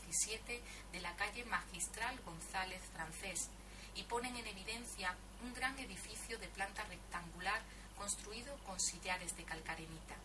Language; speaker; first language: Spanish; native; Spanish